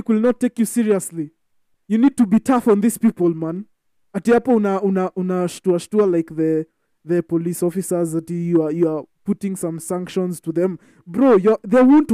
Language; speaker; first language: English; non-native, local second language; Swahili